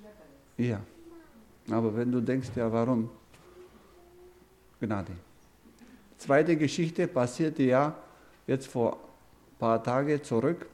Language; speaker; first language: German; non-native, fluent; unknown